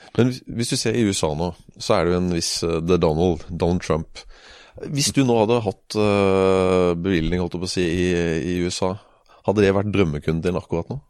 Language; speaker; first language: Norwegian; native; Norwegian